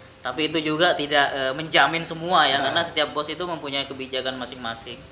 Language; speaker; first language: Indonesian; native; Indonesian